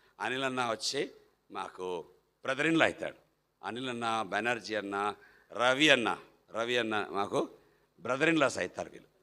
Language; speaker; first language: Telugu; non-native, fluent; Malayalam